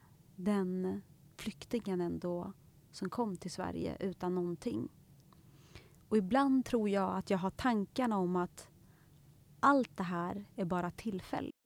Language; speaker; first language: Swedish; early bilingual, other home language; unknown